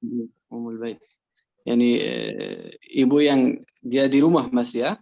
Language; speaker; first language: Indonesian; non-native, learner; Persian